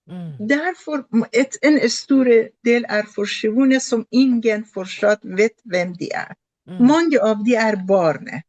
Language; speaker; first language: Norwegian; non-native, fluent; Persian